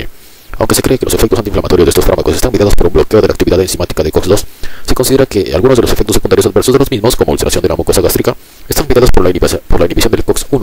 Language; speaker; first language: Spanish; native; Spanish